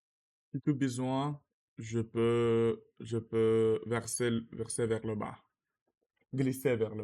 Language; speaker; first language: French; non-native, learner; Russian